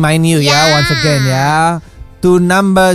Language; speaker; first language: English; non-native, learner; Indonesian